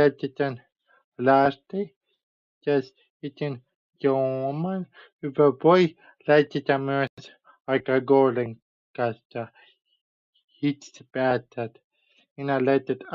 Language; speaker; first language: Finnish; non-native, learner; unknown